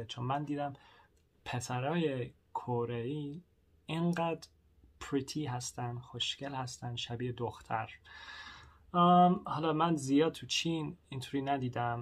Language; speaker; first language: Persian; non-native, learner; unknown